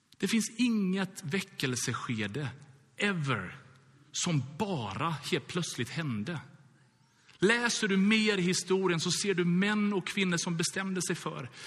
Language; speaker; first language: Swedish; native; Swedish